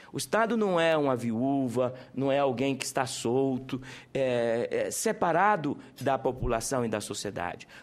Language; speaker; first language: Portuguese; native; Portuguese